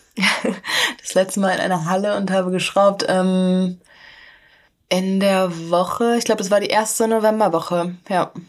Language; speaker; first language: German; native; German